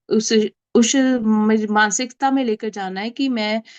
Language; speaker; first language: Hindi; native; Hindi